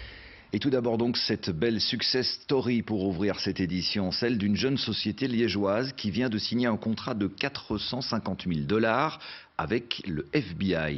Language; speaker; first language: French; native; French